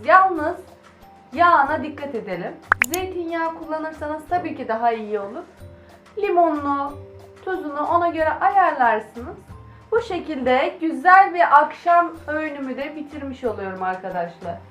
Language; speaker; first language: Turkish; native; Turkish